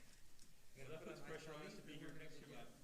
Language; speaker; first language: English; native; English